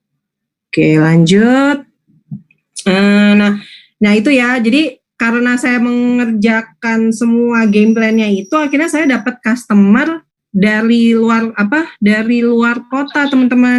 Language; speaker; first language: Indonesian; native; Indonesian